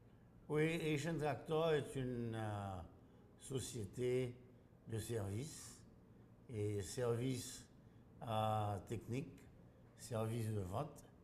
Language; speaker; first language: French; non-native, local second language; Haitian Creole